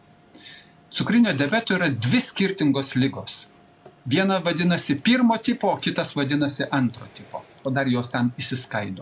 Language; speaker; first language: Lithuanian; native; Lithuanian